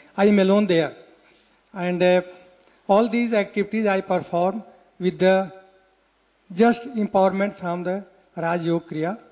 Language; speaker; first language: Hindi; native; Hindi